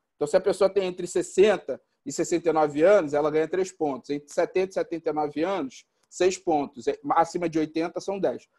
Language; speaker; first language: Portuguese; native; Portuguese